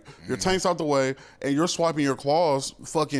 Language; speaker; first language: English; native; English